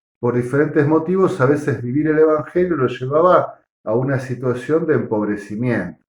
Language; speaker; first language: Spanish; native; Spanish